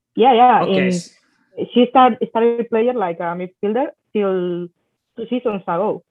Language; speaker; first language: English; non-native, fluent; Spanish